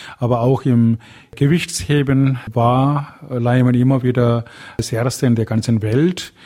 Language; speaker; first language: German; non-native, fluent; Tamil